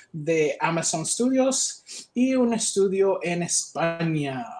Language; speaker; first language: Spanish; non-native, learner; English